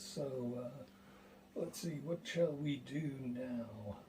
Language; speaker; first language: English; native; English